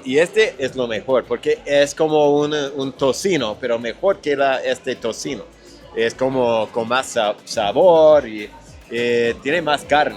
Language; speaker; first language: Spanish; non-native, fluent; English